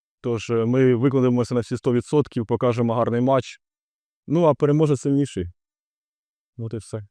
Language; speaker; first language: Ukrainian; non-native, local second language; Russian